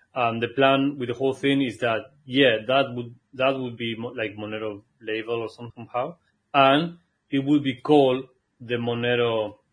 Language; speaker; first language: English; non-native, fluent; Spanish